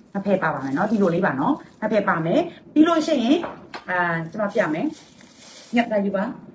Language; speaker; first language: Burmese; non-native, local second language; Kachin